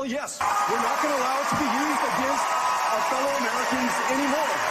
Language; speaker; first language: English; native; English